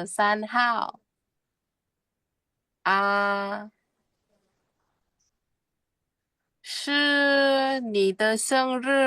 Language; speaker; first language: Chinese; non-native, learner; Indonesian